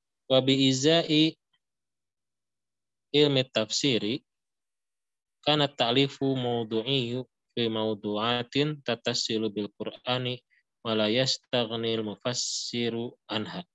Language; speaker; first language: Arabic; non-native, fluent; Indonesian